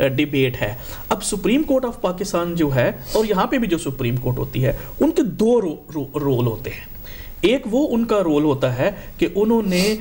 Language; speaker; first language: Urdu; non-native, local second language; Punjabi